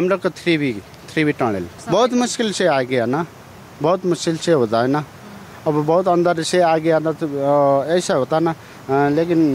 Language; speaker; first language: Hindi; non-native, learner; Nepali